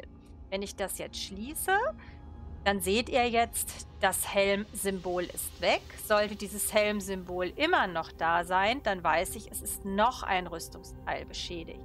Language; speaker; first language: German; native; German